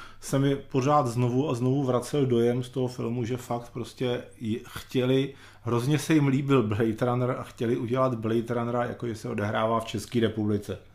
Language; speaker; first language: Czech; native; Czech